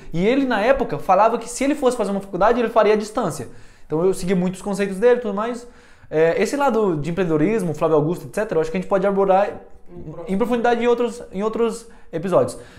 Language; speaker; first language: Portuguese; early bilingual, heritage; Portuguese